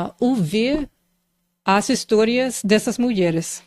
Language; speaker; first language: Portuguese; non-native, fluent; English